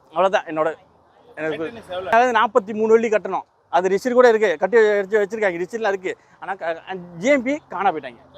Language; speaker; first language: Tamil; early bilingual, heritage; Tamil